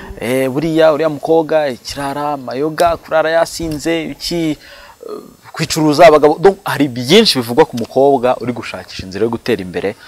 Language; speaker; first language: Kinyarwanda; native; Kinyarwanda